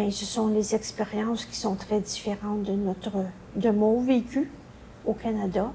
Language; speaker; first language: French; native; French